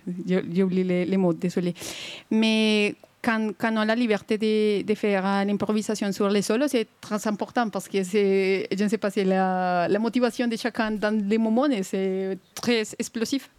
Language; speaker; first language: French; non-native, fluent; Spanish